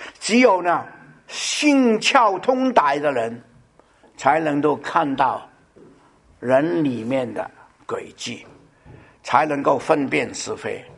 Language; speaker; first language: Chinese; non-native, local second language; Cantonese